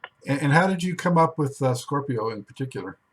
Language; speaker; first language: English; native; English